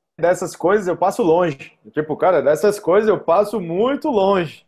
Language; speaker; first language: Portuguese; native; Portuguese